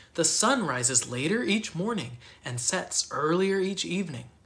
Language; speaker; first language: English; native; English